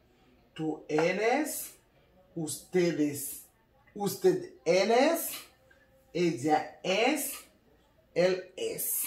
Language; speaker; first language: Spanish; non-native, learner; Haitian Creole